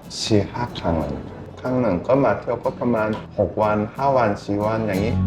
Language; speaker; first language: Thai; non-native, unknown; Korean